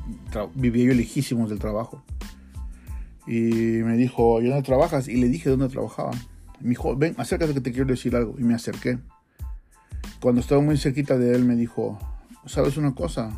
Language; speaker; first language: Spanish; native; Spanish